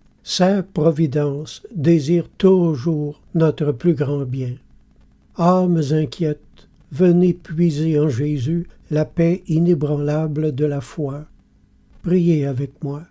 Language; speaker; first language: French; native; French